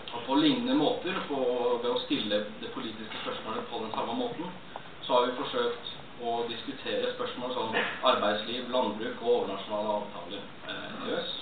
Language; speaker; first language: Norwegian; native; Norwegian